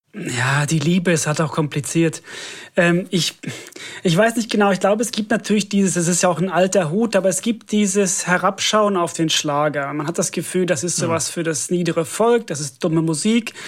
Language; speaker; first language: German; non-native, fluent; Finnish